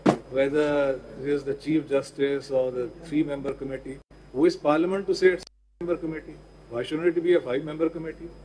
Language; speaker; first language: English; non-native, local second language; Urdu